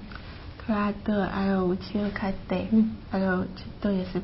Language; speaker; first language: Japanese; non-native, learner; Chinese